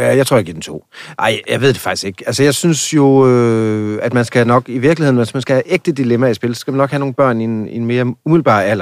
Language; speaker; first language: Danish; native; Danish